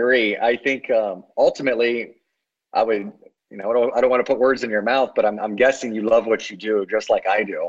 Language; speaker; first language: English; native; English